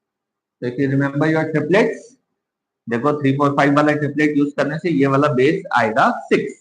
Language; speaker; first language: Hindi; native; Hindi